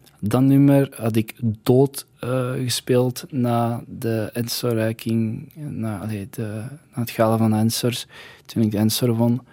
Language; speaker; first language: Dutch; early bilingual, other home language; Arabic